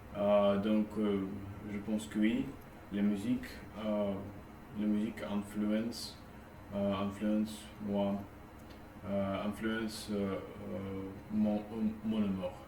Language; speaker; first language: French; non-native, learner; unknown